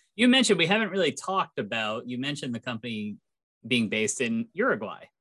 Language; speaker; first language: English; native; English